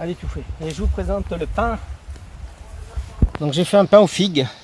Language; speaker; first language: French; native; French